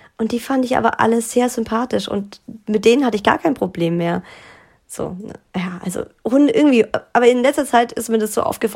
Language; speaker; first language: German; native; German